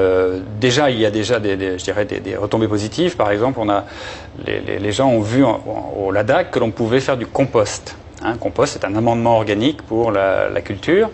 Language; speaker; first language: French; native; French